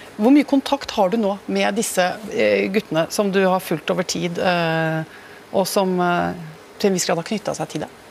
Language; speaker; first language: Norwegian; native; Norwegian